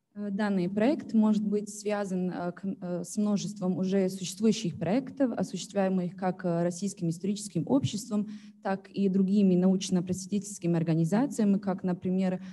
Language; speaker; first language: Russian; non-native, fluent; Bosnian